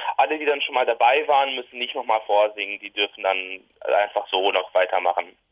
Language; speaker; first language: German; native; German